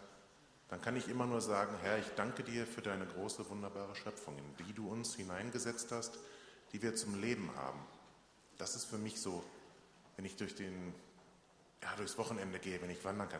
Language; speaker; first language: German; native; German